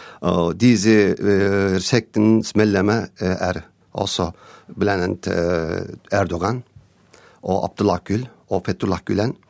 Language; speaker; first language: Norwegian; non-native, learner; Turkish